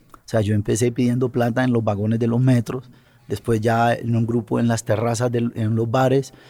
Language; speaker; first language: Spanish; native; Spanish